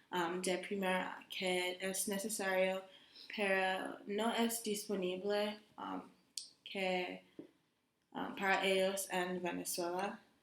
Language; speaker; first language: Spanish; non-native, learner; English